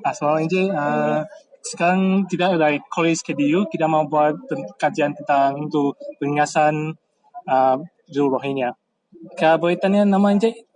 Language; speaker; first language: Indonesian; non-native, local second language; Chinese